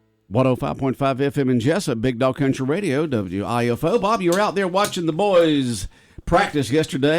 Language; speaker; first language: English; native; English